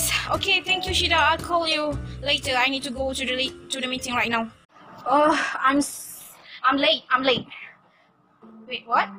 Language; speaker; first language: English; non-native, learner; Malay